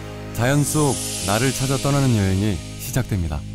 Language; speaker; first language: Korean; native; Korean